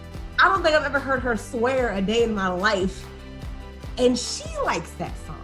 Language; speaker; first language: English; native; English